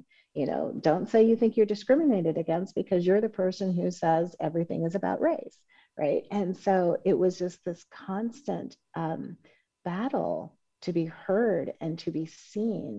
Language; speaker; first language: English; native; English